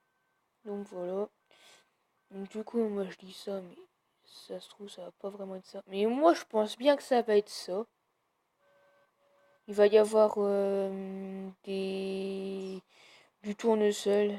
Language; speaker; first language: French; native; French